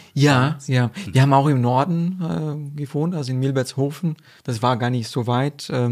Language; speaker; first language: German; non-native, fluent; Portuguese